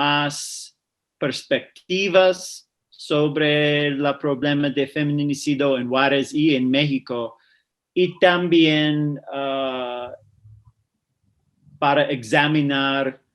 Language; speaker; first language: Spanish; non-native, fluent; English